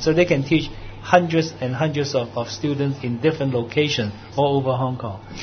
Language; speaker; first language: English; non-native, local second language; Cantonese